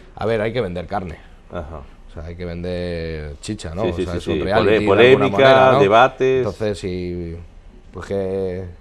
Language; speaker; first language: Spanish; native; Spanish